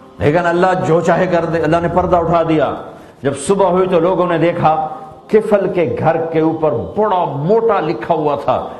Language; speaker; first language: Urdu; non-native, local second language; Punjabi